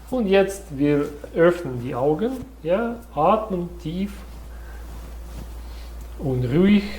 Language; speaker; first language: German; non-native, learner; Russian